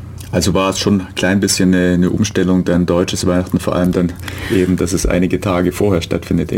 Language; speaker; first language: German; native; German